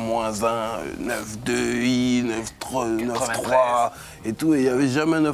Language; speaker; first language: French; native; French